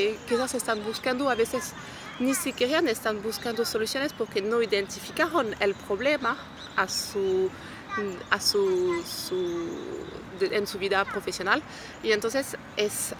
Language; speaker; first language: Spanish; non-native, fluent; French